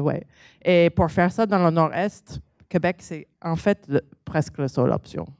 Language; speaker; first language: French; non-native, learner; English